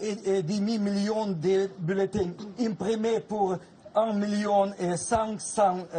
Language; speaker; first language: French; non-native, fluent; Russian